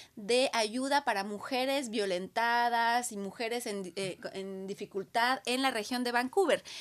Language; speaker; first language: Spanish; native; Spanish